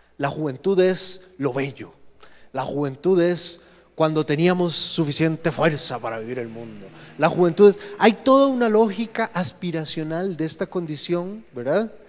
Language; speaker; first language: Spanish; native; Spanish